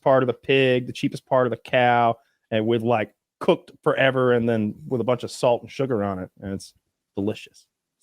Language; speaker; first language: English; native; English